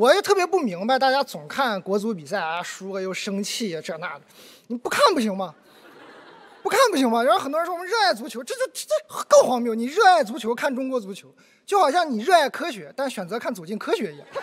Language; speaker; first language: Chinese; native; Chinese